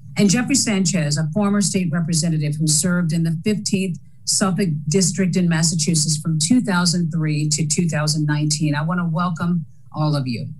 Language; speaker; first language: English; native; English